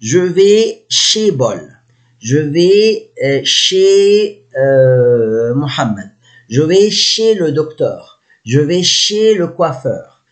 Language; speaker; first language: French; non-native, learner; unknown